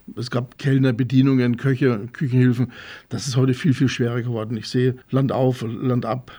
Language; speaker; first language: German; native; German